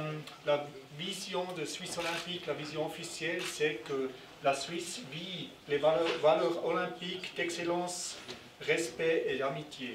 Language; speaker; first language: French; non-native, local second language; German